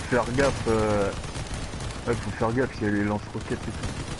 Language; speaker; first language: French; native; French